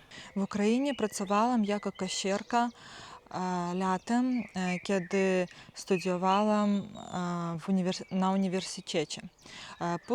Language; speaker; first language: Polish; non-native, fluent; Ukrainian